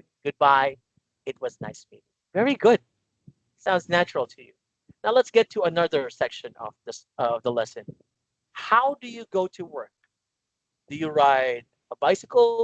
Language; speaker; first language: English; non-native, local second language; Filipino